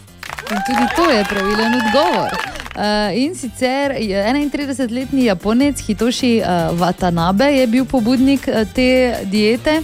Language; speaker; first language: Slovenian; native; Slovenian